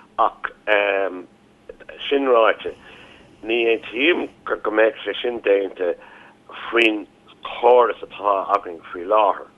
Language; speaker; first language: Irish; non-native, local second language; English